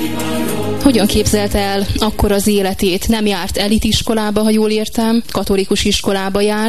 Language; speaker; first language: Hungarian; native; Hungarian